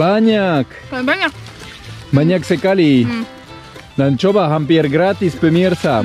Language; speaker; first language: Indonesian; non-native, learner; French